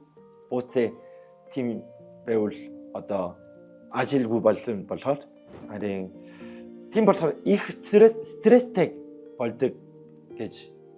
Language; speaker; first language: Mongolian; non-native, learner; Korean